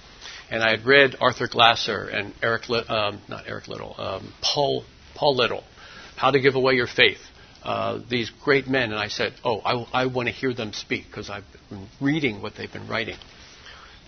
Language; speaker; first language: English; native; English